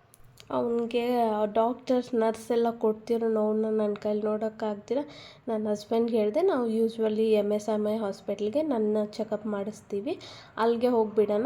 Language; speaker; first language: Kannada; native; Kannada